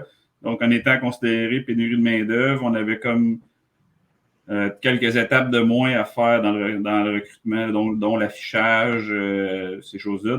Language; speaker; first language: French; native; French